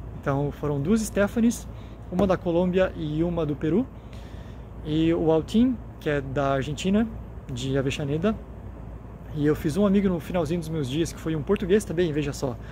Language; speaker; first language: Portuguese; native; Portuguese